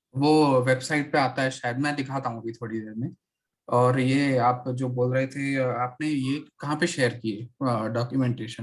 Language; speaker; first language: Hindi; non-native, local second language; Marathi